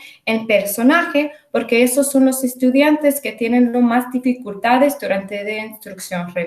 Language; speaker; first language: Spanish; early bilingual, heritage; English